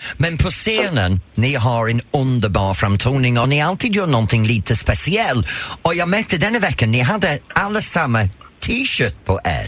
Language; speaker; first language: Swedish; non-native, fluent; English